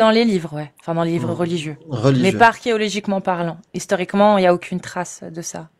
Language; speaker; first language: French; native; French